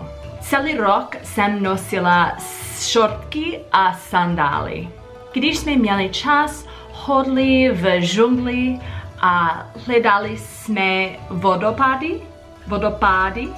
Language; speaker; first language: Czech; non-native, learner; English